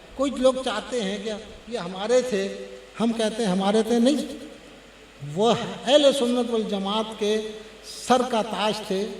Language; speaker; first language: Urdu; non-native, local second language; Pashto